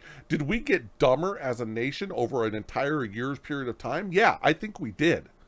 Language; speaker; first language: English; native; English